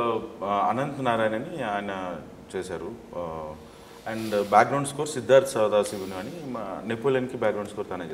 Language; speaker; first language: Telugu; native; Telugu